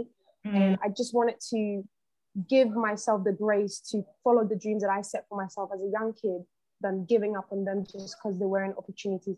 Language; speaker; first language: English; native; English